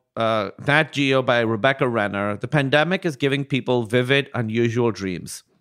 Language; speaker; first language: English; non-native, local second language; Urdu